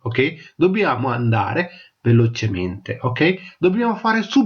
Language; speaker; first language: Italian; non-native, fluent; Tamil